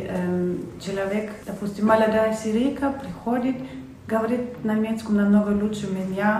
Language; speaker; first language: Russian; non-native, fluent; German